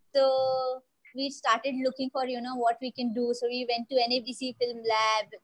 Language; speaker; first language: English; non-native, local second language; Marathi